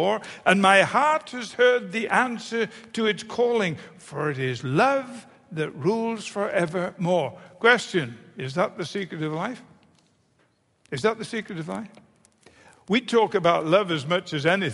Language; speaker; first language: English; native; English